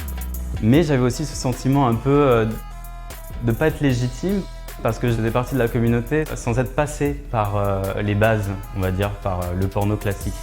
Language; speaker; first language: French; native; French